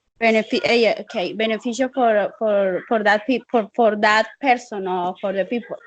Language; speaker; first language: English; non-native, learner; Spanish